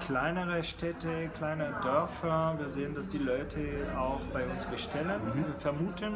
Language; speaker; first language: German; non-native, fluent; French